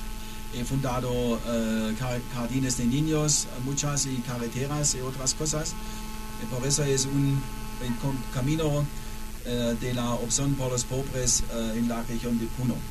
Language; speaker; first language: Spanish; non-native, learner; German